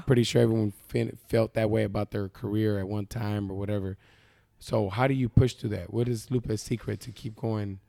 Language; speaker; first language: English; native; English